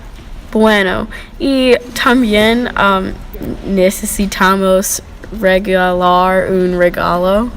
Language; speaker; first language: Spanish; non-native, learner; English